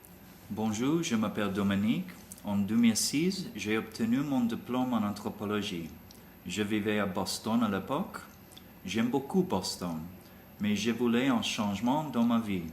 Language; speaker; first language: French; non-native, learner; English